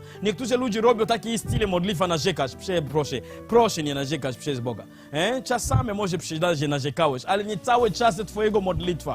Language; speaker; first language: Polish; non-native, learner; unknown